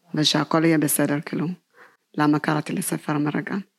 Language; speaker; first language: Hebrew; non-native, fluent; Amharic